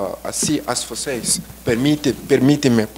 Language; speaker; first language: Portuguese; non-native, learner; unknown